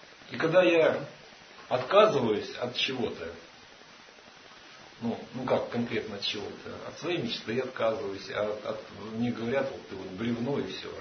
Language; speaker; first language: Russian; native; Russian